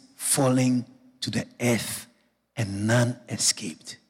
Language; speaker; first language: English; non-native, local second language; Akan